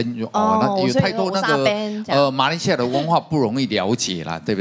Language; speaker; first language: Chinese; native; Chinese